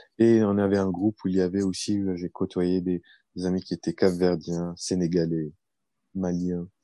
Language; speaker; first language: French; early bilingual, other home language; Arabic